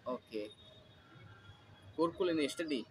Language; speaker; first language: English; non-native, learner; Hindi